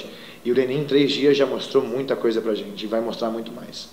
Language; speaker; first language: Portuguese; native; Portuguese